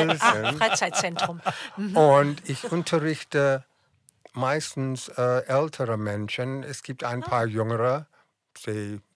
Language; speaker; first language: German; non-native, fluent; English